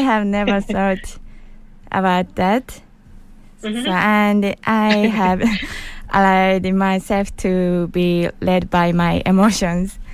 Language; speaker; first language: English; non-native, learner; Japanese